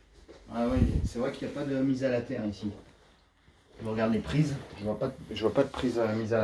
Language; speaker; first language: French; native; French